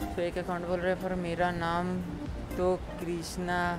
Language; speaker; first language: Hindi; non-native, local second language; Gujarati